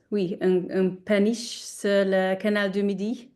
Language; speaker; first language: French; non-native, learner; English